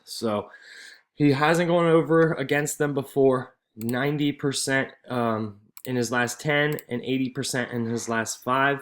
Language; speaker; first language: English; native; English